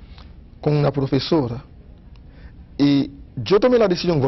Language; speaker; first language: Spanish; non-native, fluent; Haitian Creole